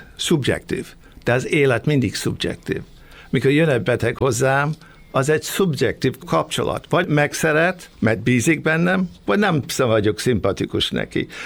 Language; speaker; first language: Hungarian; early bilingual, heritage; Hungarian